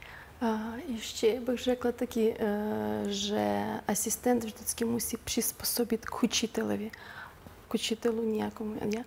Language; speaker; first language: Czech; non-native, learner; Ukrainian